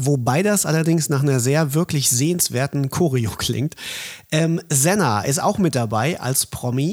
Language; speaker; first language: German; native; German